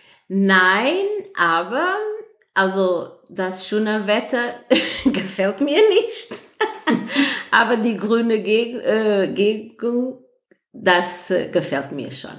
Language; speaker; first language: German; non-native, fluent; Portuguese